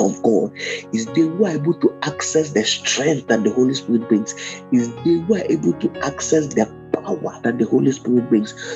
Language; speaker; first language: English; non-native, local second language; Akan